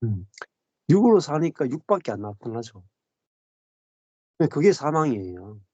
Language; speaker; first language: Korean; native; Korean